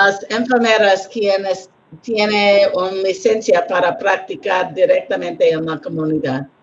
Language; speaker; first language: Spanish; non-native, learner; English